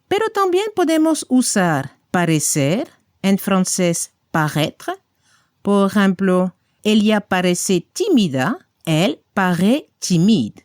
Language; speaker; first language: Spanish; non-native, fluent; French